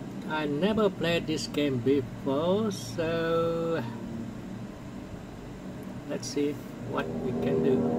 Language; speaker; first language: English; non-native, fluent; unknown